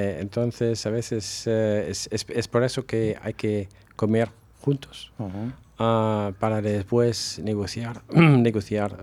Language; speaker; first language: Spanish; non-native, fluent; German